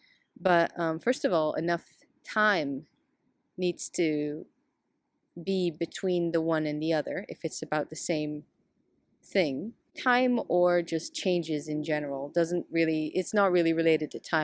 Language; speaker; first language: English; non-native, fluent; Dutch